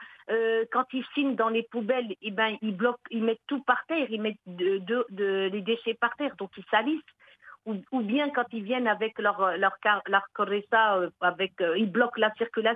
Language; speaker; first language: French; early bilingual, other home language; Arabic